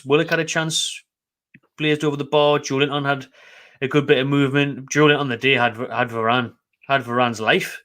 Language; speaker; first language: English; native; English